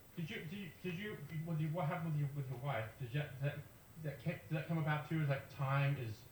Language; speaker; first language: English; native; English